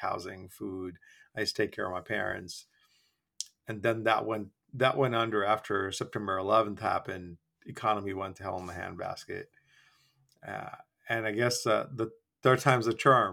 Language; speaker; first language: English; non-native, local second language; Bangla